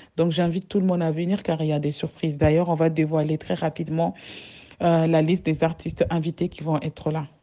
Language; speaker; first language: French; non-native, local second language; Bambara